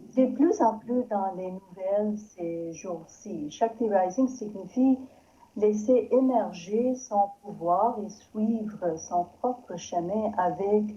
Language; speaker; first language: French; non-native, learner; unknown